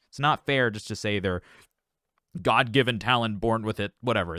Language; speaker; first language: English; native; English